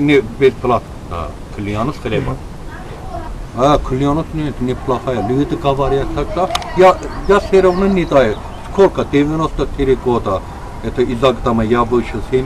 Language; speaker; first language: Russian; non-native, learner; Azerbaijani